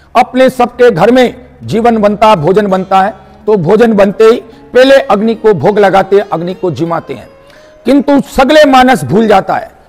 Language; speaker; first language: Hindi; non-native, local second language; Marathi